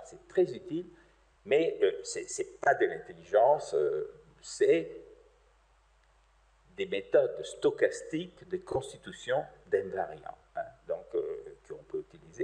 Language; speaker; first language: French; native; French